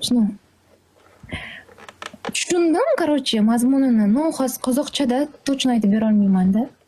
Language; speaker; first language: Kazakh; non-native, learner; Uzbek